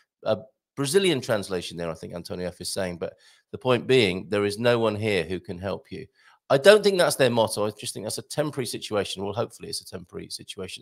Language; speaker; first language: English; native; English